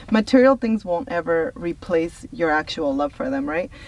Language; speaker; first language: English; early bilingual, other home language; Spanish